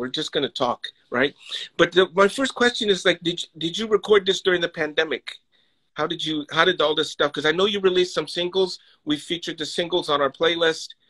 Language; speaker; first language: English; early bilingual, other home language; Spanish